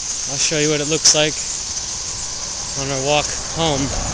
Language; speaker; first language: English; native; English